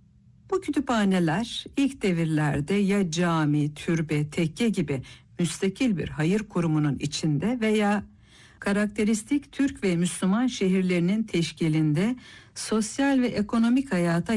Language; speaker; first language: Turkish; native; Turkish